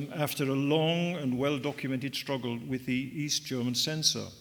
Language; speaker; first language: English; native; English